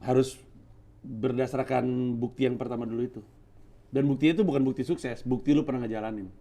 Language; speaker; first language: Indonesian; native; Indonesian